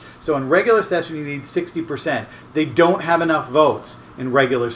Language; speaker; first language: English; native; English